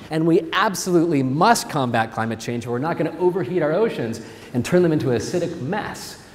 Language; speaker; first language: English; native; English